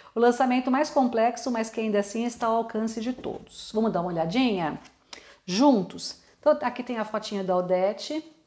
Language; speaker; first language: Portuguese; native; Portuguese